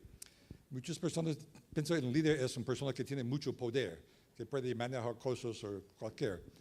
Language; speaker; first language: Spanish; non-native, learner; English